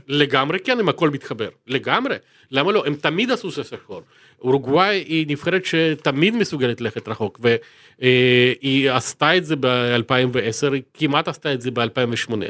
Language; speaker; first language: Hebrew; native; Hebrew